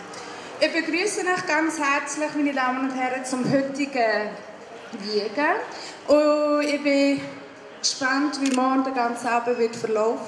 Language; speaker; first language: German; native; German